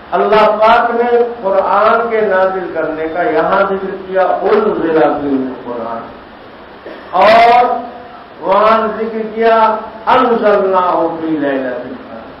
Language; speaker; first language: Urdu; native; Urdu